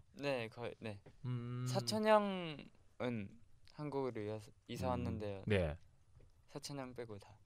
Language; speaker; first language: Korean; non-native, fluent; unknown